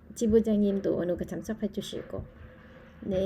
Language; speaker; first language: Korean; non-native, fluent; Vietnamese